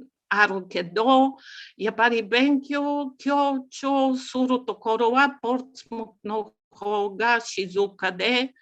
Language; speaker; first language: Japanese; non-native, learner; Bulgarian